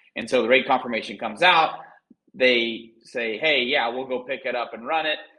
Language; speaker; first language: English; native; English